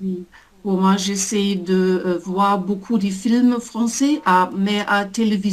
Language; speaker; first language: French; non-native, learner; German